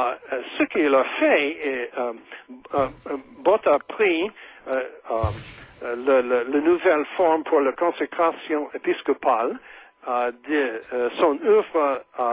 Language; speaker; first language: French; non-native, fluent; English